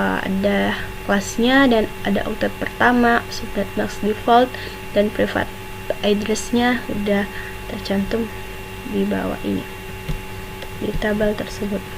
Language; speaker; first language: Indonesian; native; Indonesian